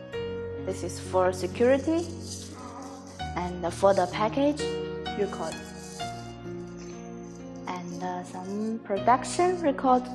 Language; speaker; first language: English; non-native, learner; Chinese